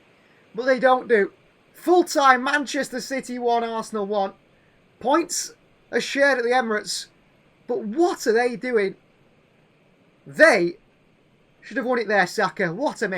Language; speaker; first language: English; native; English